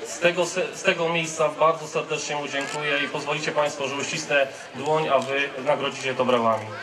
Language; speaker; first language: Polish; native; Polish